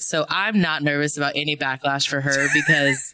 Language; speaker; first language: English; native; English